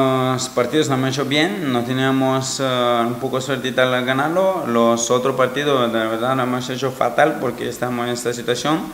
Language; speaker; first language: Spanish; non-native, fluent; Macedonian